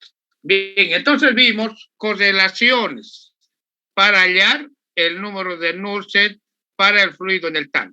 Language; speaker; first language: Spanish; native; Spanish